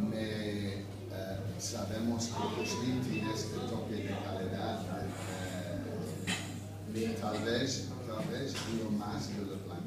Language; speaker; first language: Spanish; non-native, fluent; English